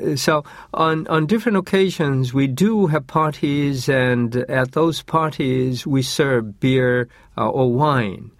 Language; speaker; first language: English; non-native, fluent; Japanese